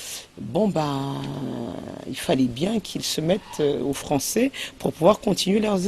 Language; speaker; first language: French; non-native, local second language; Malagasy